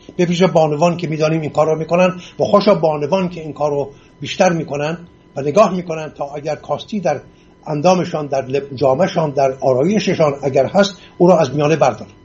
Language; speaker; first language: Persian; non-native, local second language; Assyrian Neo-Aramaic